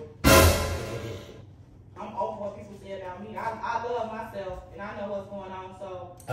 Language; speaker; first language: English; native; English